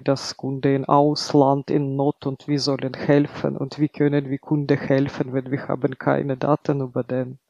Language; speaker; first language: German; non-native, fluent; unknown